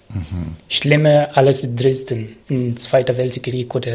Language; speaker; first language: German; non-native, learner; Arabic